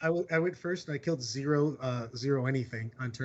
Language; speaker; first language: English; native; English